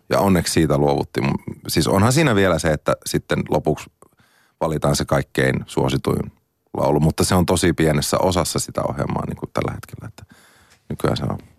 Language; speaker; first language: Finnish; native; Finnish